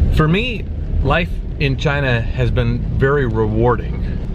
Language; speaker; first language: English; native; English